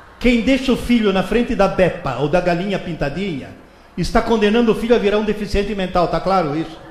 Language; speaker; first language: Portuguese; early bilingual, other home language; Italian